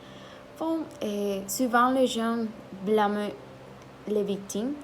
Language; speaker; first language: French; non-native, learner; Spanish